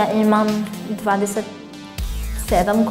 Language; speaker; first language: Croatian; non-native, learner; Arabic